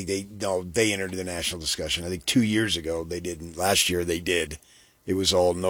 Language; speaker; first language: English; native; English